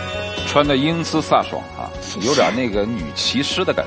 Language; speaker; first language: Chinese; native; Chinese